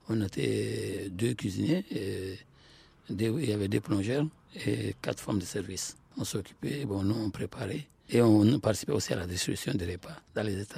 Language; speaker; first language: French; non-native, local second language; Soninke